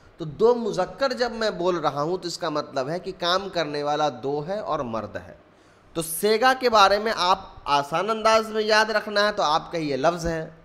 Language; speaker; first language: Urdu; native; Urdu